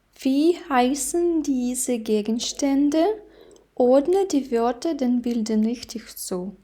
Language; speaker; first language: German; non-native, fluent; Ukrainian